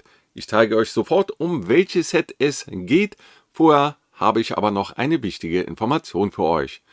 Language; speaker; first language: German; native; German